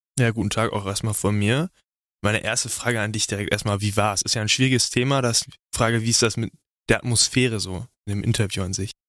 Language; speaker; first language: German; native; German